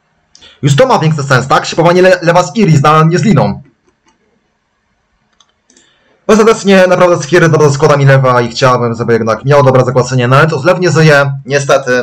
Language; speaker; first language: Polish; native; Polish